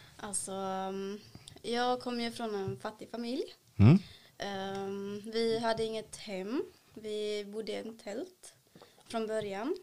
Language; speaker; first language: Swedish; early bilingual, other home language; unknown